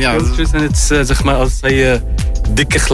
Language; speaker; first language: Dutch; non-native, learner; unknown